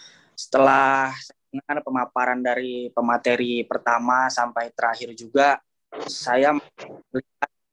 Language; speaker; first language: Indonesian; native; Indonesian